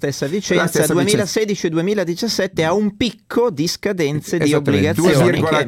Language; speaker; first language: Italian; native; Italian